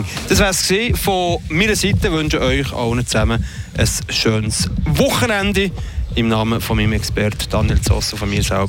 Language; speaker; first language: German; native; German